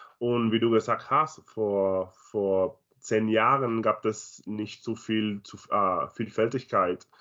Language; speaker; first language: German; non-native, learner; Spanish